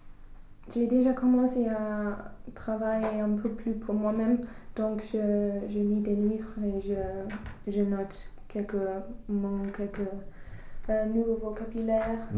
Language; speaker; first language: French; non-native, learner; English